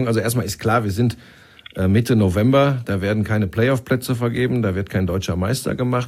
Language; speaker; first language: German; native; German